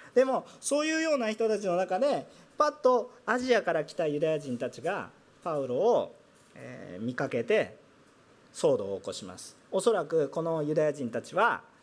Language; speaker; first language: Japanese; non-native, fluent; Korean